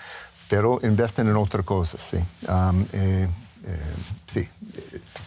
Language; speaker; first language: Spanish; non-native, learner; English